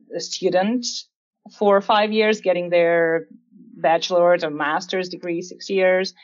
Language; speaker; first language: English; non-native, fluent; Russian